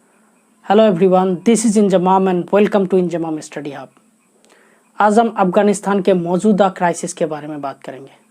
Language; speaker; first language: Hindi; non-native, local second language; Assamese